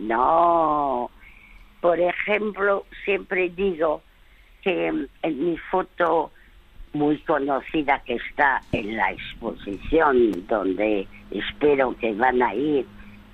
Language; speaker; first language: Spanish; early bilingual, other home language; French